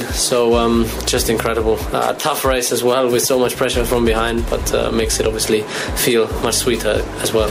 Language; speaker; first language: English; non-native, fluent; German